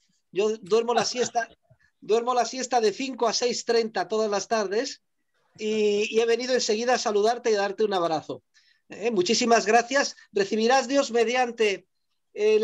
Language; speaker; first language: Spanish; native; Spanish